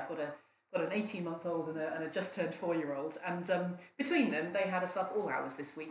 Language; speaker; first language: English; native; English